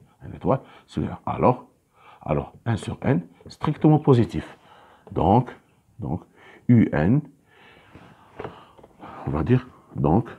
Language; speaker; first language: French; non-native, local second language; Arabic